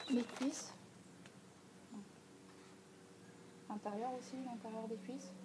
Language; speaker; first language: French; native; French